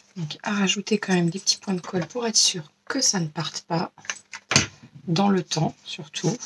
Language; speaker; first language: French; native; French